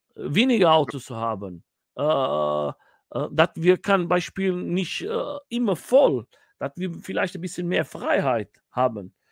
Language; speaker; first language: German; non-native, learner; Portuguese